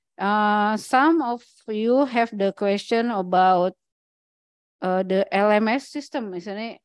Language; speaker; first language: English; non-native, learner; Indonesian